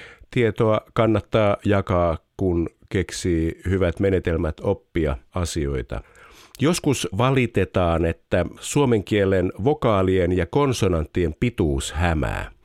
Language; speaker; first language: Finnish; native; Finnish